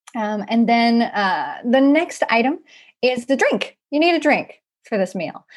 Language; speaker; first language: English; native; English